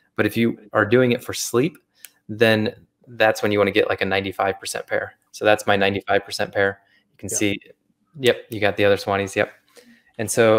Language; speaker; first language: English; native; English